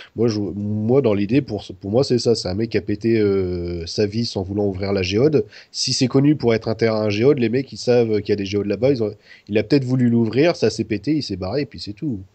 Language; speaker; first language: French; native; French